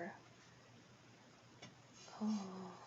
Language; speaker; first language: English; non-native, learner; Korean